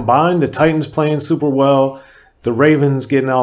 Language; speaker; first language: English; native; English